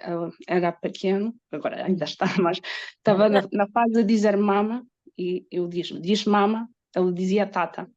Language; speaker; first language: Portuguese; non-native, learner; Polish